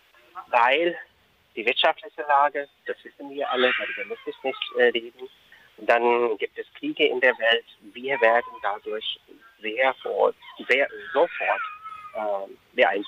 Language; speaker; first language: German; non-native, fluent; Urdu